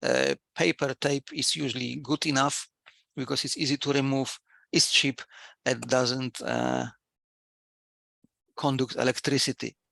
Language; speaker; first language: English; non-native, fluent; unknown